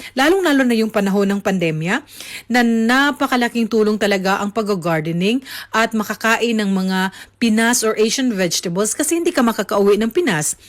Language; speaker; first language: Filipino; native; Filipino